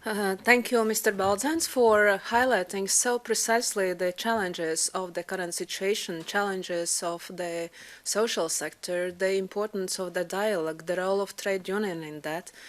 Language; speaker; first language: English; non-native, fluent; Latvian